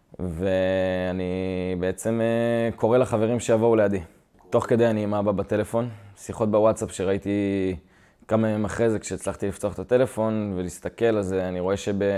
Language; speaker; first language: Hebrew; native; Hebrew